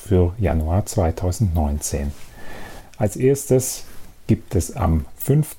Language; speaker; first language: German; native; German